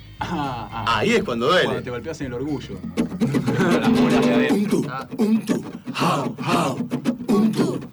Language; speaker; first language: Spanish; native; Spanish